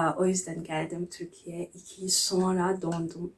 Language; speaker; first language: Turkish; non-native, learner; Kinyarwanda